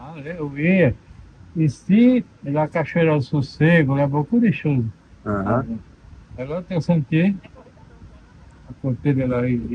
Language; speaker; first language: French; non-native, learner; Portuguese